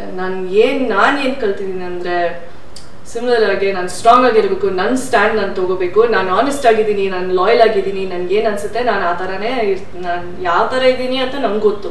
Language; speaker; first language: Kannada; non-native, fluent; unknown